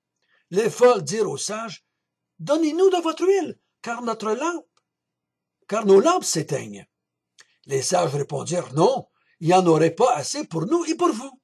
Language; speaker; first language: French; native; French